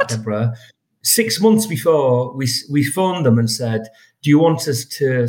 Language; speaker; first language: English; native; English